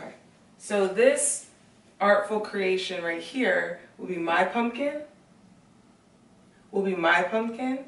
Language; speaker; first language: English; native; English